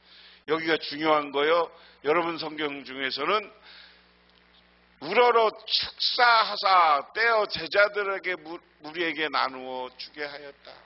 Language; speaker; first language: Korean; native; Korean